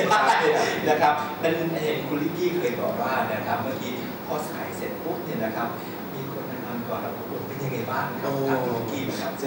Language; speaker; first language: Thai; native; Thai